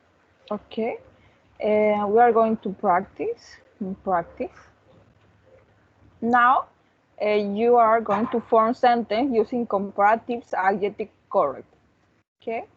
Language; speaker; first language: English; non-native, learner; Spanish